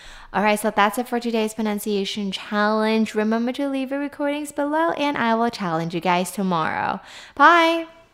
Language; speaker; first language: English; non-native, fluent; Chinese